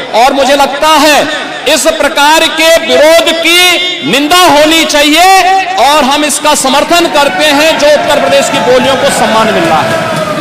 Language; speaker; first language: Hindi; native; Hindi